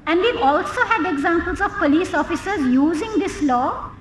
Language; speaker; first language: English; non-native, local second language; Sinhala